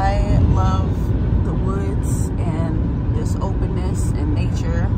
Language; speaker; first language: English; native; English